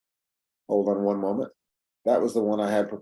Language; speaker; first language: English; native; English